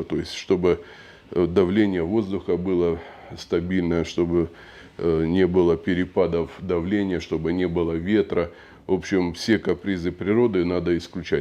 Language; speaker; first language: Russian; native; Russian